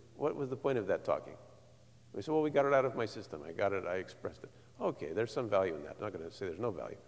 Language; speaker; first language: English; native; English